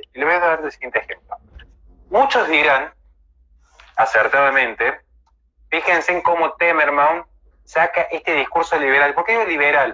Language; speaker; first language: Spanish; native; Spanish